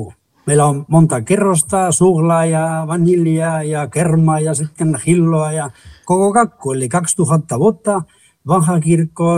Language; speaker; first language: Finnish; non-native, fluent; Spanish